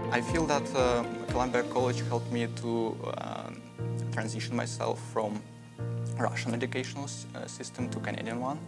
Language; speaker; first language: English; non-native, fluent; Russian